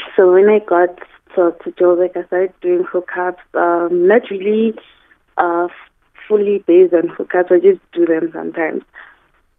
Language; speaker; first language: English; non-native, local second language; Zulu